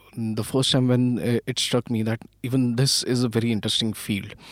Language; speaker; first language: English; non-native, local second language; Marathi